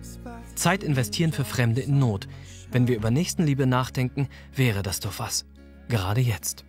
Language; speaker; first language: German; native; German